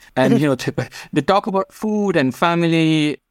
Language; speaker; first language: English; non-native, local second language; Gujarati